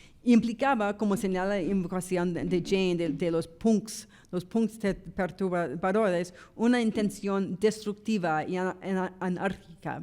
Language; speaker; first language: Spanish; non-native, fluent; English